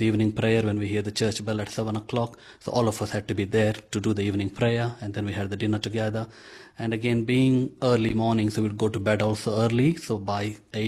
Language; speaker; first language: English; non-native, local second language; Konkani